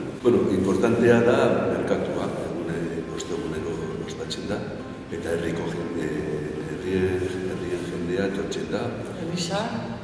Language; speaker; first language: Basque; non-native, local second language; Spanish